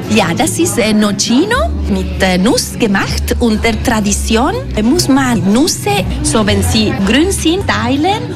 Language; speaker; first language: German; non-native, local second language; Italian